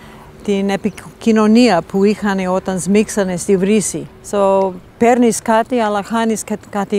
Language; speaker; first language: Greek; non-native, fluent; English